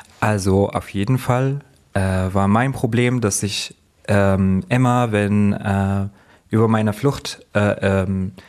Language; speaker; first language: German; non-native, fluent; Arabic